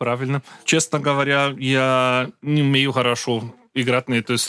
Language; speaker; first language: Russian; non-native, learner; Portuguese